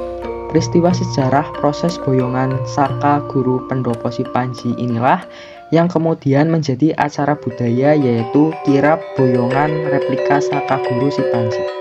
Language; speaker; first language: Indonesian; native; Indonesian